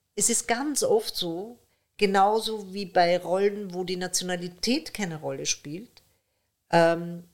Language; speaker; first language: German; early bilingual, other home language; Persian